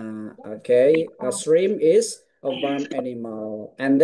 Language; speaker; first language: English; non-native, fluent; Indonesian